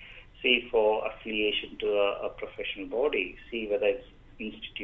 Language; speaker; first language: English; non-native, local second language; Tamil